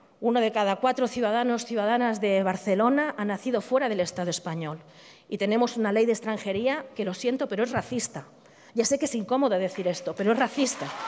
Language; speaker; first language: Spanish; native; Spanish